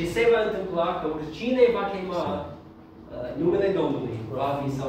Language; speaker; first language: Romanian; non-native, learner; English